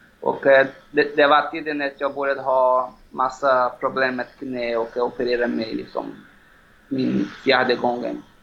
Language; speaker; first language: Swedish; non-native, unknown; Portuguese